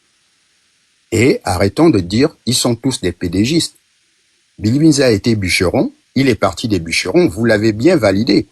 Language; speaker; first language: French; non-native, local second language; Fang